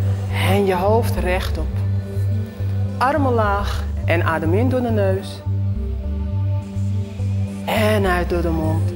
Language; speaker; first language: Dutch; native; Dutch